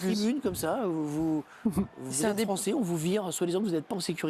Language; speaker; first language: French; native; French